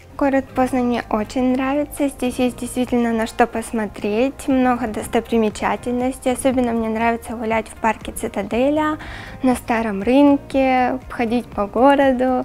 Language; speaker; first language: Ukrainian; non-native, local second language; Russian